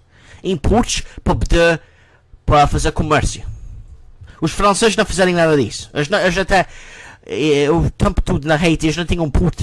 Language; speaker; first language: Portuguese; non-native, learner; English